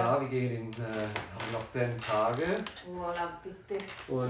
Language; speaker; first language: German; non-native, fluent; French